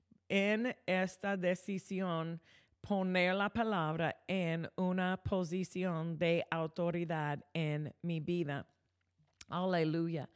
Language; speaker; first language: Spanish; non-native, fluent; English